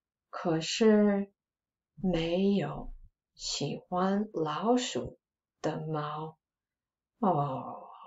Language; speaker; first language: Chinese; non-native, fluent; English